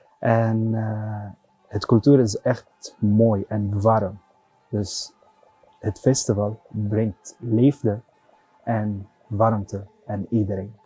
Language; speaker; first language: Dutch; non-native, fluent; Arabic